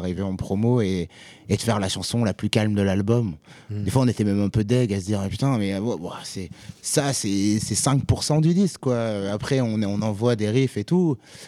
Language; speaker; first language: French; native; French